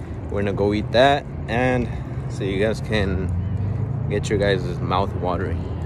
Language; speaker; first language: English; early bilingual, other home language; Spanish